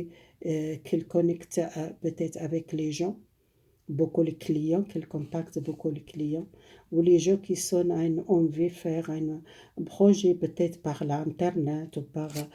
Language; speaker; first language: French; non-native, fluent; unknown